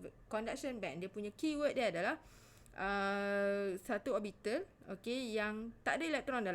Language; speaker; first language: Malay; native; Malay